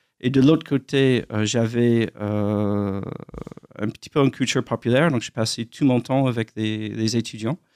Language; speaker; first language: French; non-native, fluent; English